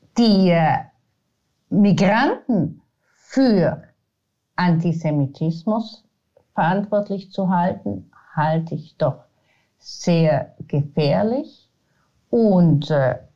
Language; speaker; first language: German; non-native, fluent; Italian